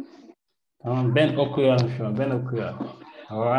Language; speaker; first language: Turkish; non-native, learner; French